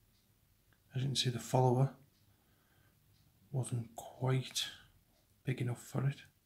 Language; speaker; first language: English; native; English